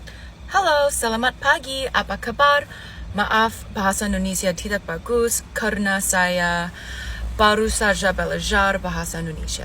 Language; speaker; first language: Indonesian; non-native, learner; English